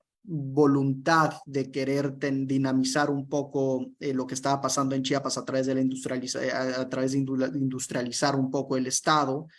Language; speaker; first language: Spanish; native; Spanish